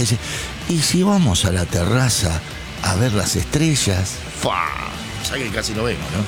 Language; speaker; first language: Spanish; native; Spanish